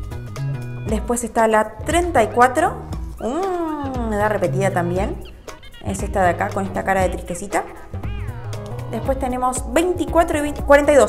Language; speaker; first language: Spanish; native; Spanish